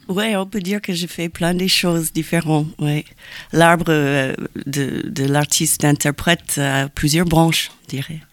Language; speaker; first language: French; non-native, fluent; English